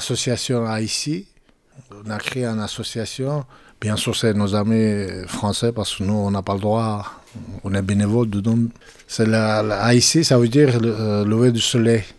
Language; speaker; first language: French; non-native, fluent; Georgian